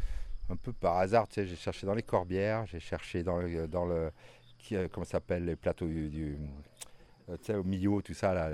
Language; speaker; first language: French; native; French